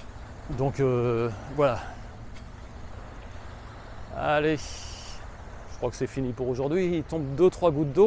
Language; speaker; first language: French; native; French